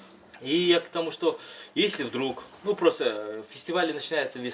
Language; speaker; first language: Russian; non-native, local second language; Kyrgyz